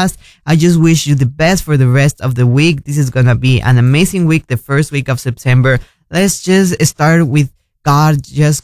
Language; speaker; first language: English; non-native, fluent; Spanish